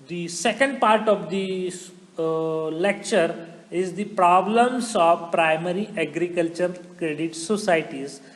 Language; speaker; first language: English; non-native, local second language; Marathi